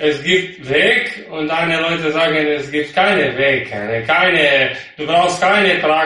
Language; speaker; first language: German; non-native, learner; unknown